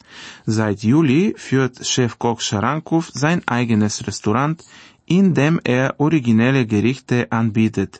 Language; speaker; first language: German; non-native, fluent; Bulgarian